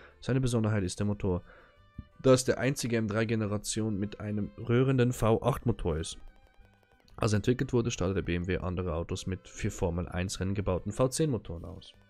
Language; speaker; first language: German; native; German